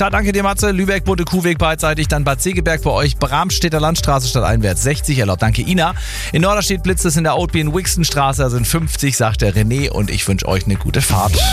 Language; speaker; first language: German; native; German